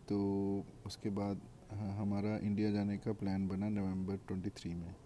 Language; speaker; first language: Hindi; native; Hindi